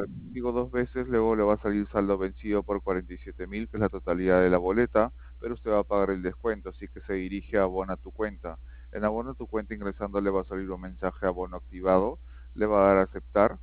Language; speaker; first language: Spanish; native; Spanish